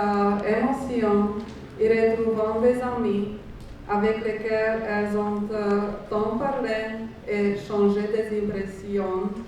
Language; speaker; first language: French; non-native, fluent; Romanian